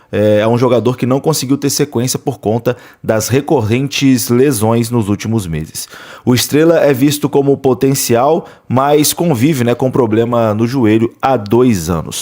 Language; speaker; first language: Portuguese; native; Portuguese